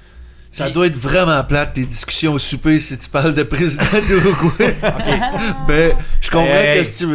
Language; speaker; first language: French; native; French